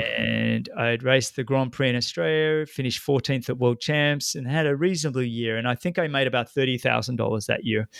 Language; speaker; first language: English; native; English